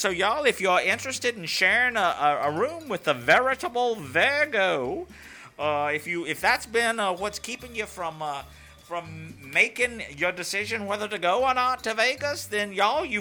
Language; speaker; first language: English; native; English